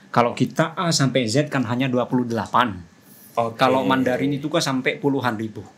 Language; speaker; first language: Indonesian; non-native, local second language; Madurese